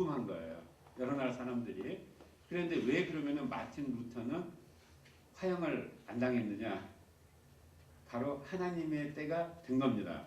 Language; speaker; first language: Korean; native; Korean